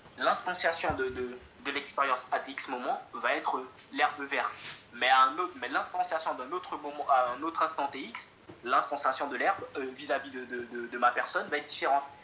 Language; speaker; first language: French; native; French